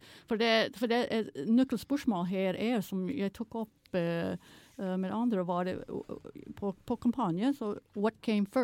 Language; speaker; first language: Norwegian; non-native, fluent; English